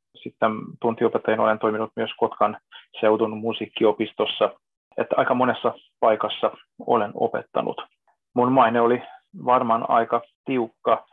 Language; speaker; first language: Finnish; non-native, fluent; Hungarian